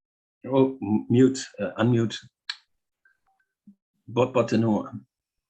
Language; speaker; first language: Portuguese; non-native, learner; Dutch